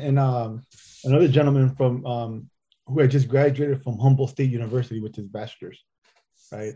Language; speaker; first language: English; native; English